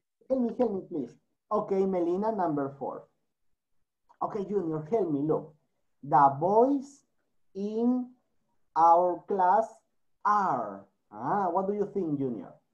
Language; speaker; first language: English; non-native, learner; Spanish